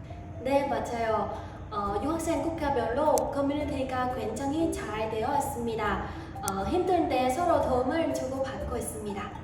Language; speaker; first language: Korean; non-native, fluent; Vietnamese